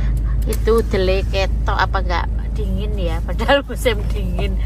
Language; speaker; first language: Indonesian; native; Indonesian